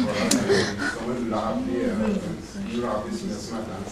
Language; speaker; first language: French; native; French